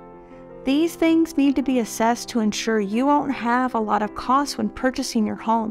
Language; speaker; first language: English; native; English